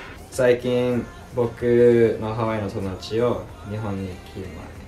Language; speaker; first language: Japanese; early bilingual, heritage; Japanese